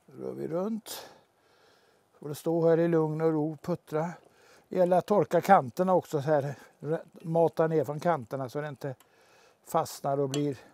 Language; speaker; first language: Swedish; native; Swedish